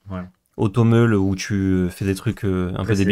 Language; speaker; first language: French; native; French